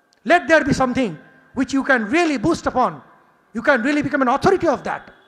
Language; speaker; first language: English; non-native, local second language; Bangla